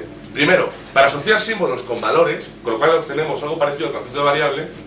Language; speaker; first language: Spanish; native; Spanish